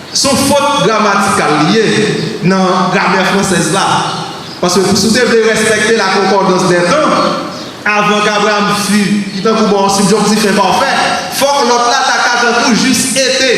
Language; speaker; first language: French; non-native, learner; Haitian Creole